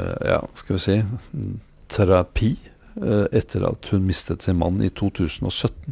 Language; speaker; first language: Norwegian; native; Norwegian